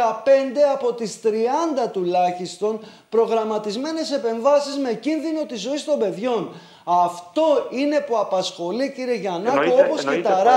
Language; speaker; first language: Greek; native; Greek